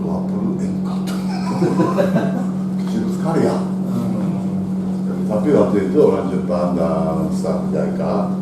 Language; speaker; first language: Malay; non-native, learner; Japanese